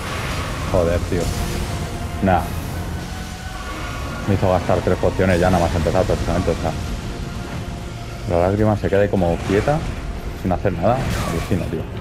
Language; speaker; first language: Spanish; native; Spanish